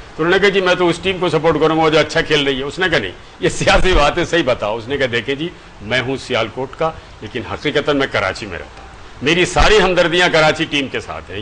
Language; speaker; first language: Urdu; native; Urdu